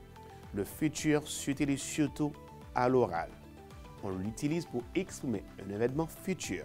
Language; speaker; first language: French; non-native, fluent; Spanish